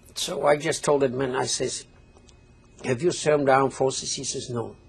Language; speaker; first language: English; non-native, fluent; Polish